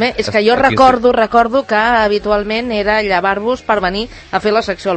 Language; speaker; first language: Catalan; native; Catalan